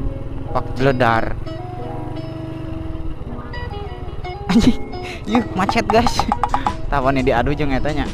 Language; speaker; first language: Indonesian; non-native, local second language; Sundanese